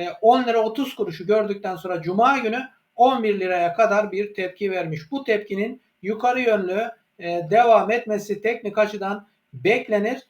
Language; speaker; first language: Turkish; native; Turkish